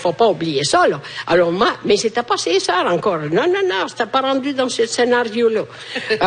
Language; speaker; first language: French; non-native, fluent; Italian